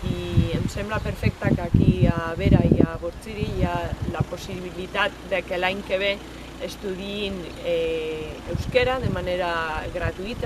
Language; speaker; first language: Catalan; non-native, fluent; Basque